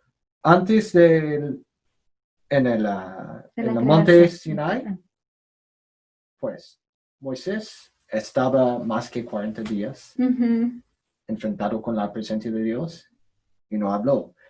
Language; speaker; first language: Spanish; non-native, learner; English